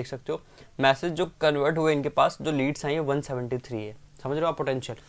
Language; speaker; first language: Hindi; native; Hindi